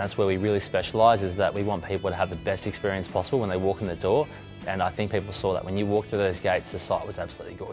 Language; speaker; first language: English; native; English